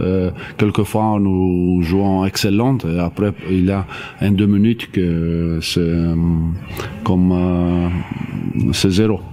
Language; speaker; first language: French; non-native, learner; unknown